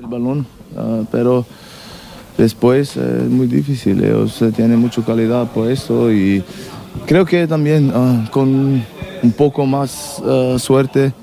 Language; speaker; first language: Spanish; non-native, learner; German